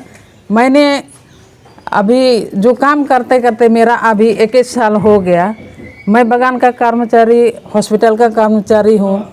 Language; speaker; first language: Hindi; non-native, local second language; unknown